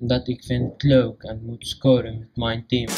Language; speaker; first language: Dutch; non-native, learner; Arabic